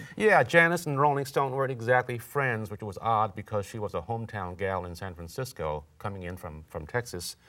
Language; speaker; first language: English; native; English